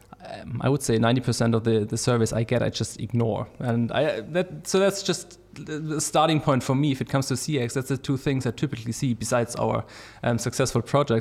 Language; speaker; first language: English; non-native, fluent; German